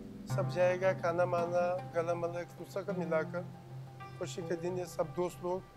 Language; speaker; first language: Hindi; non-native, fluent; Pashto